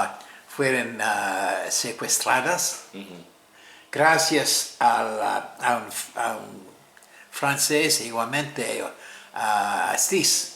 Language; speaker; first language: Spanish; non-native, fluent; English